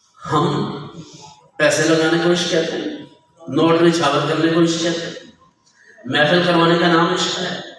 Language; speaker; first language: Urdu; non-native, local second language; Punjabi